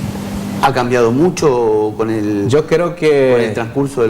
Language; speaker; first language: Spanish; native; Spanish